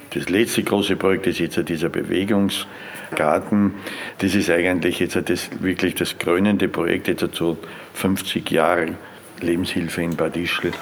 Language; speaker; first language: German; native; German